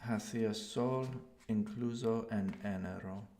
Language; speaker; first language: Spanish; non-native, learner; English